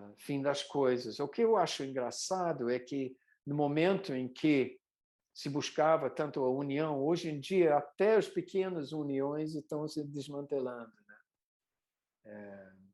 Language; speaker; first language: Portuguese; non-native, fluent; English